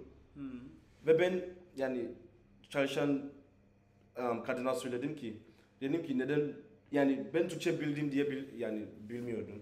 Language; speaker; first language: Turkish; non-native, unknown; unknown